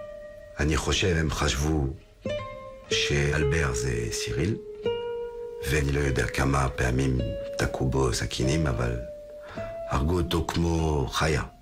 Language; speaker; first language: Hebrew; non-native, fluent; French